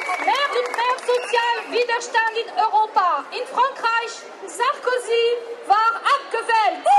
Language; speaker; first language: German; non-native, learner; French